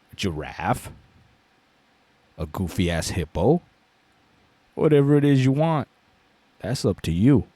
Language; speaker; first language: English; native; English